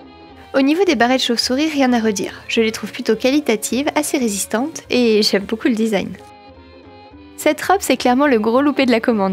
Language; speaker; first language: French; native; French